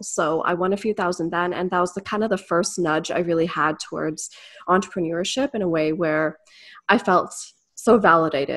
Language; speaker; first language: English; native; English